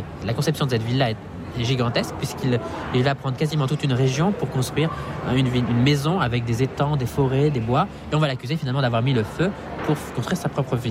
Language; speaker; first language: French; native; French